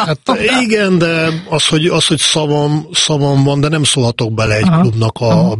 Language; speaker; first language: Hungarian; native; Hungarian